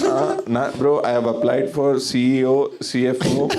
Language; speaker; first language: Kannada; non-native, learner; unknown